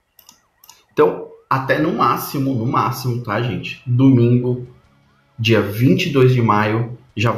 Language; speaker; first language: Portuguese; native; Portuguese